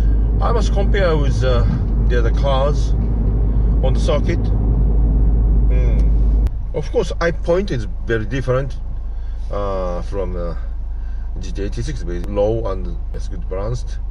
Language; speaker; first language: English; non-native, learner; Japanese